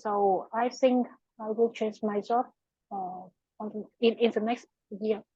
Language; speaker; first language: English; non-native, learner; Vietnamese